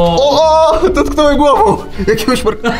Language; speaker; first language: Polish; native; Polish